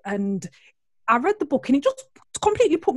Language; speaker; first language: English; native; English